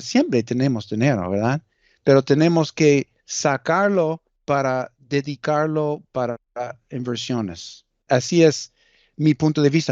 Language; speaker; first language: Spanish; early bilingual, heritage; Spanish